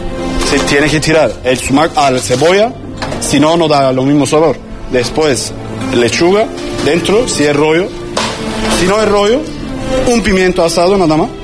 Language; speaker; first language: Spanish; non-native, learner; Turkish